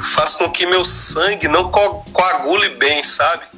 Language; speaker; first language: Portuguese; native; Portuguese